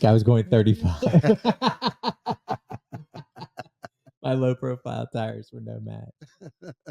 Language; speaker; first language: English; native; English